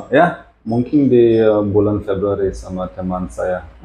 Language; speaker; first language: Indonesian; non-native, learner; Latvian